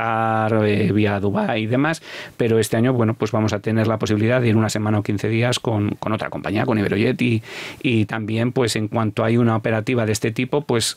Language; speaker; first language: Spanish; native; Spanish